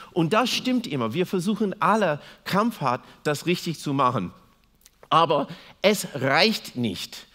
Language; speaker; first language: German; non-native, fluent; English